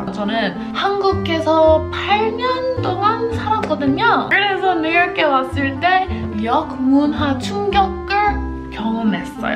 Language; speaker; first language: Korean; non-native, fluent; English